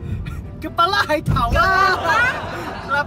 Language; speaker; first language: Cantonese; non-native, learner; Chinese